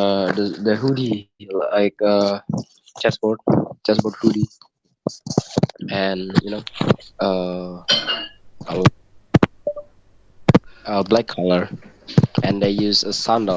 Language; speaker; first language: English; non-native, learner; Indonesian